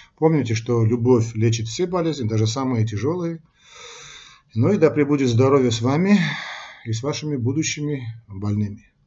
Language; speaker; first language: Russian; non-native, local second language; Armenian